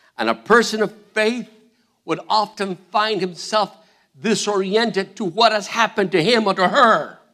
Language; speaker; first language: English; non-native, fluent; Spanish